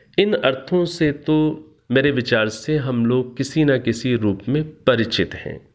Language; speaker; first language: Hindi; native; Hindi